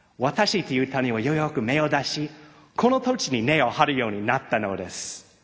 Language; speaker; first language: Japanese; non-native, fluent; English